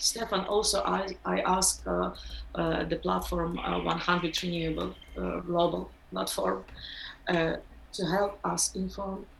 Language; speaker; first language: English; non-native, learner; Ukrainian